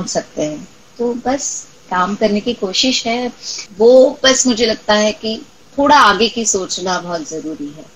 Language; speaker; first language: Hindi; non-native, local second language; Marathi